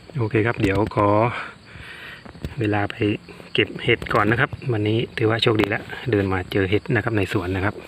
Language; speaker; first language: Thai; native; Thai